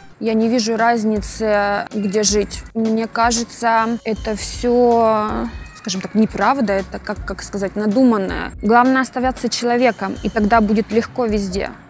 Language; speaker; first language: Russian; native; Russian